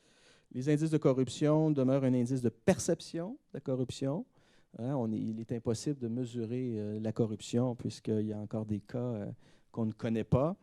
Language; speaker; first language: French; native; French